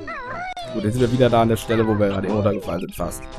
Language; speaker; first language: German; native; German